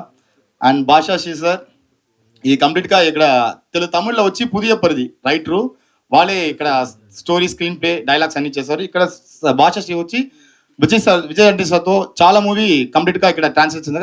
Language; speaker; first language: Telugu; non-native, fluent; Tamil